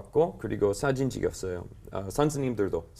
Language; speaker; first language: Korean; non-native, learner; English